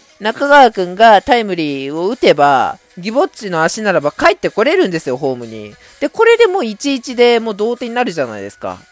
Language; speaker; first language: Japanese; native; Japanese